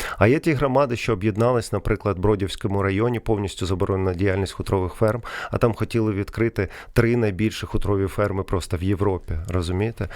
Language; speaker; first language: Ukrainian; non-native, local second language; Russian